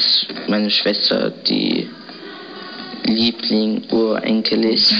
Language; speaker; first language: German; early bilingual, other home language; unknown